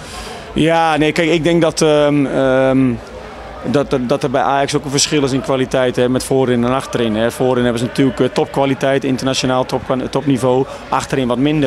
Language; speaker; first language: Dutch; native; Dutch